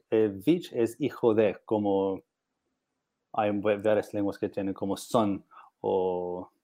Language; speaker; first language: Spanish; non-native, learner; English